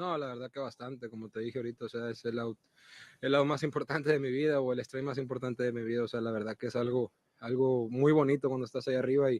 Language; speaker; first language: Spanish; native; Spanish